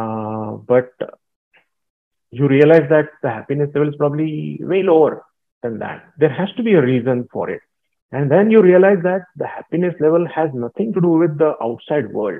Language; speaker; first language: English; non-native, local second language; Marathi